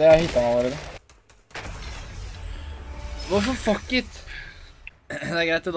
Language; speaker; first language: Norwegian; native; Norwegian